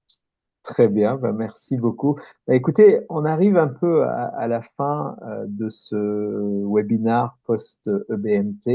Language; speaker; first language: French; native; French